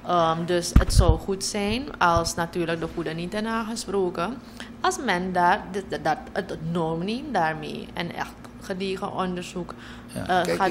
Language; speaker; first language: Dutch; native; Dutch